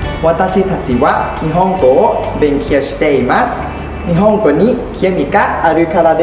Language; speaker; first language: Japanese; non-native, learner; Thai